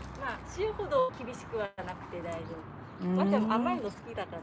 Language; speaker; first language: Japanese; native; Japanese